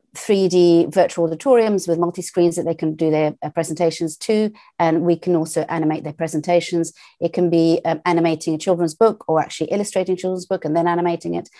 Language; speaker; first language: English; native; English